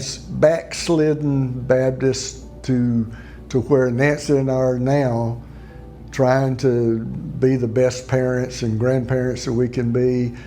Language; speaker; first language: English; native; English